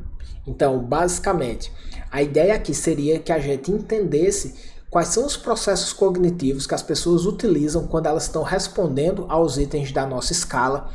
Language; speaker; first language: Portuguese; native; Portuguese